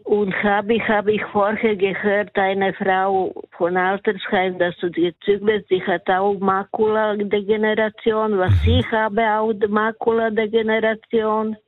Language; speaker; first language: German; non-native, learner; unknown